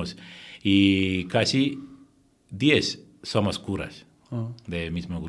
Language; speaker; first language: Spanish; non-native, fluent; Tamil